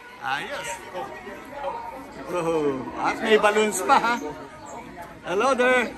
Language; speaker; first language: Filipino; native; Filipino